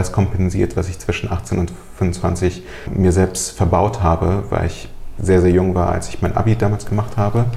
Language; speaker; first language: German; early bilingual, other home language; Russian